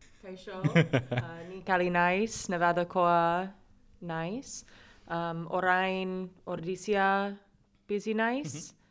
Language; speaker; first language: Basque; non-native, learner; English